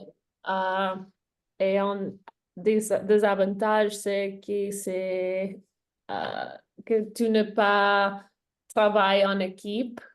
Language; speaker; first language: French; non-native, learner; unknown